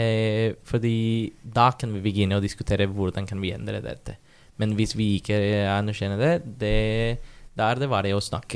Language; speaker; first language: Norwegian; non-native, fluent; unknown